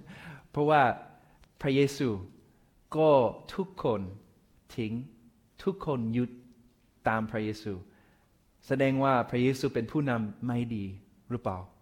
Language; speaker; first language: Thai; non-native, fluent; English